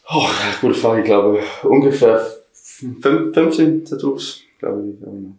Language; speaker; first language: German; non-native, learner; Danish